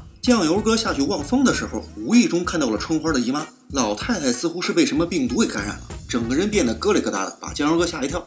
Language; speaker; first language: Chinese; native; Chinese